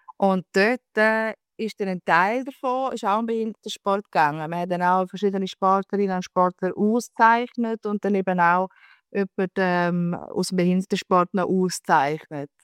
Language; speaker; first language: German; native; German